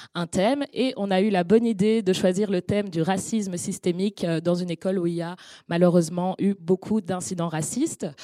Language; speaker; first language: French; native; French